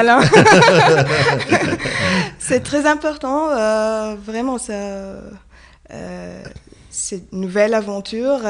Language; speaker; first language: French; non-native, learner; Arabic